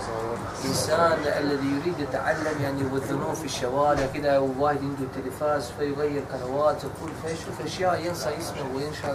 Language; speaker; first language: Arabic; non-native, fluent; Bosnian